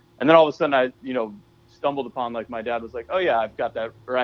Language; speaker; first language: English; native; English